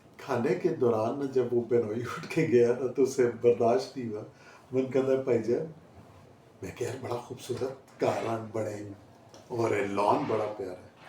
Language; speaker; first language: Urdu; non-native, local second language; Punjabi